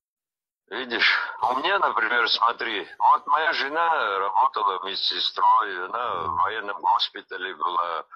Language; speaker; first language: Russian; non-native, local second language; Abkhazian